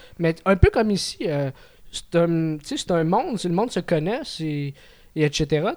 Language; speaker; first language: French; native; French